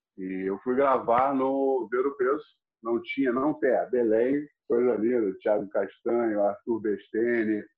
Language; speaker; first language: Portuguese; non-native, fluent; English